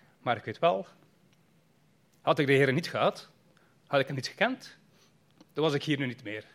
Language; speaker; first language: Dutch; native; Dutch